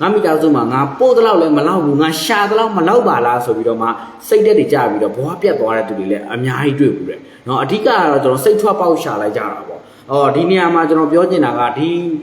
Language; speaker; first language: Burmese; native; Burmese